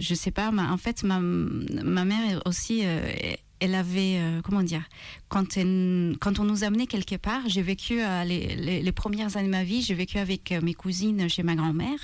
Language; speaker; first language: French; non-native, fluent; Maltese